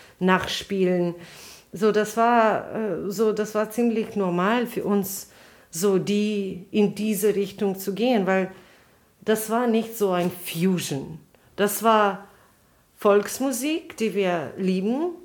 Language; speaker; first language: German; non-native, fluent; Russian